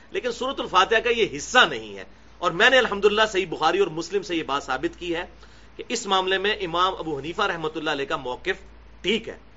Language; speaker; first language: Urdu; native; Urdu